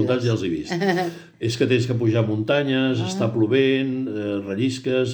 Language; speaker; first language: Catalan; native; Catalan